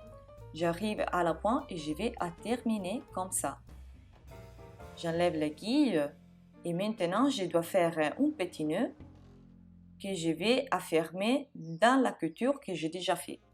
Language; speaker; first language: French; non-native, fluent; Italian